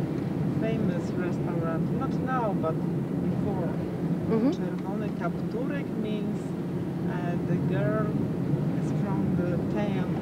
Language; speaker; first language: English; non-native, learner; Polish